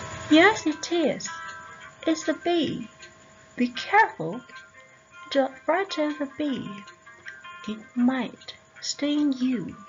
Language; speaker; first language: English; non-native, fluent; Thai